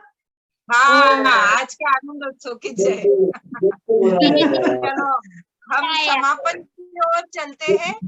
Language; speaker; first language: Hindi; native; Hindi